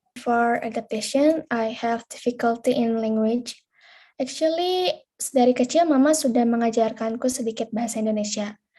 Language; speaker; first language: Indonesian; early bilingual, other home language; Chinese